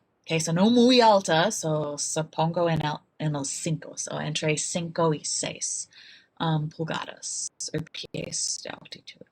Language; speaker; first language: Spanish; non-native, fluent; English